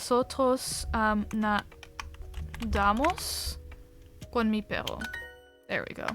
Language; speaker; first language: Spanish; non-native, learner; English